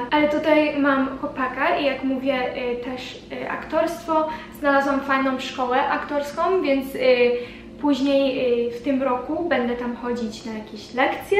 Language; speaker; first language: Polish; early bilingual, heritage; Polish